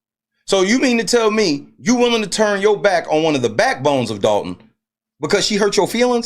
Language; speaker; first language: English; native; English